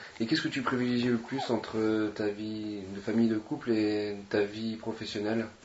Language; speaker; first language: French; native; French